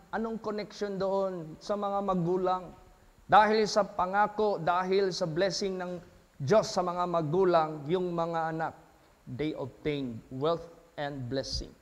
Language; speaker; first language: Filipino; native; Filipino